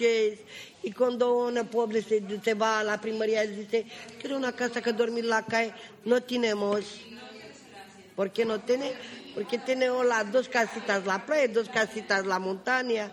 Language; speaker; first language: Spanish; non-native, learner; Romany